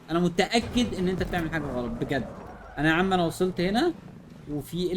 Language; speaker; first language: Arabic; native; Arabic